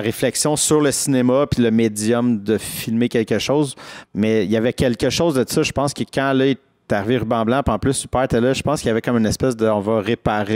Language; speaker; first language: French; native; French